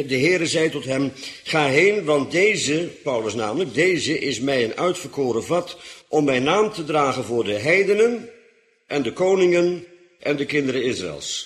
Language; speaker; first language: Dutch; native; Dutch